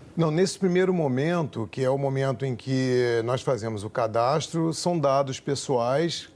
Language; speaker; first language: Portuguese; native; Portuguese